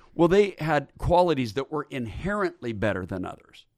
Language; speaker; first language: English; native; English